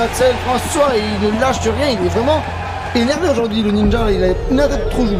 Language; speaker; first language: French; native; French